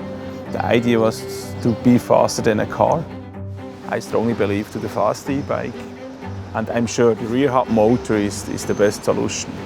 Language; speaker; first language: English; non-native, fluent; German